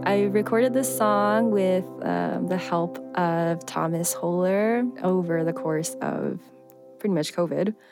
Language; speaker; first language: English; early bilingual, other home language; Chinese